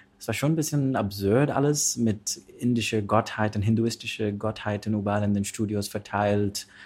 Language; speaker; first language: German; early bilingual, other home language; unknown